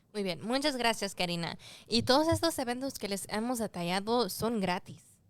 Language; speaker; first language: Spanish; early bilingual, heritage; Spanish